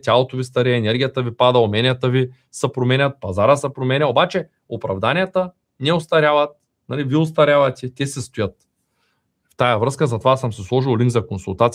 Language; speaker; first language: Bulgarian; native; Bulgarian